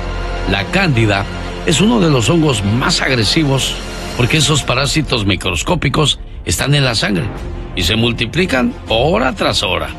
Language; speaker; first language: Spanish; native; Spanish